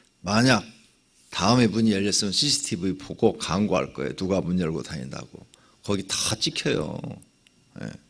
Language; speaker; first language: Korean; native; Korean